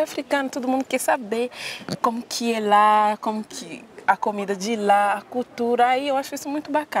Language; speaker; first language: Portuguese; non-native, fluent; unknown